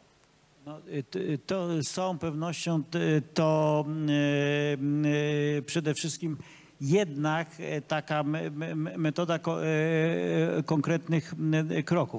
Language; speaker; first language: Polish; native; Polish